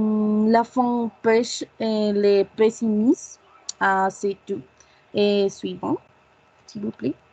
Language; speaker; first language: French; non-native, learner; Spanish